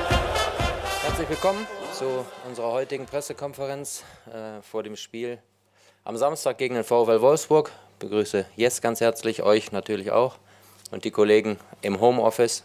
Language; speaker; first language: German; native; German